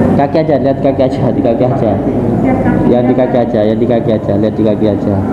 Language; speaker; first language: Indonesian; native; Indonesian